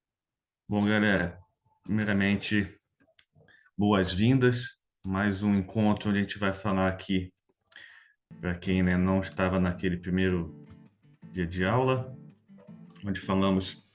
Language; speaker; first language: Portuguese; native; Portuguese